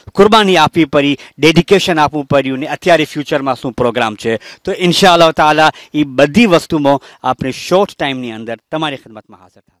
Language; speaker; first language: Gujarati; early bilingual, heritage; Gujarati